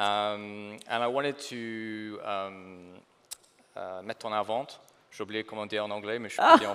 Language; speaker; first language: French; non-native, fluent; English